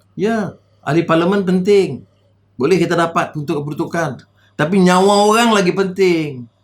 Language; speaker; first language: Malay; native; Malay